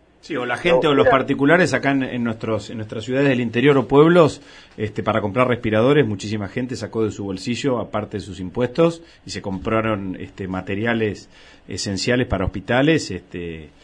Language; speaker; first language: Spanish; native; Spanish